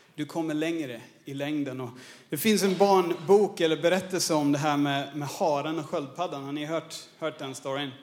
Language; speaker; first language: Swedish; non-native, fluent; English